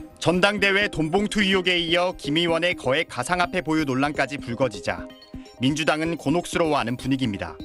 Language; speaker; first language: Korean; native; Korean